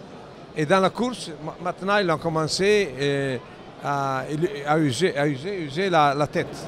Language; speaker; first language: French; non-native, fluent; Italian